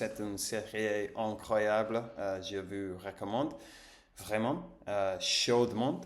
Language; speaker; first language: French; non-native, learner; English